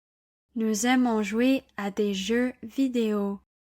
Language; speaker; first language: French; non-native, learner; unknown